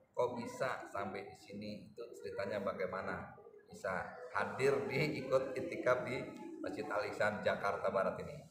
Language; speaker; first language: Indonesian; native; Indonesian